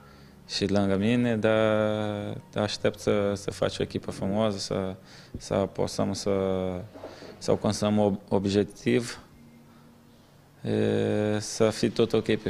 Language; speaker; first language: Romanian; non-native, learner; Portuguese